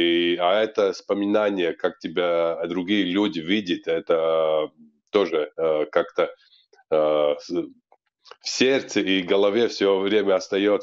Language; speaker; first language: Russian; non-native, local second language; Latvian